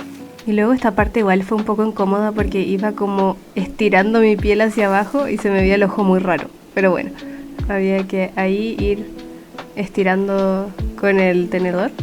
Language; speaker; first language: Spanish; native; Spanish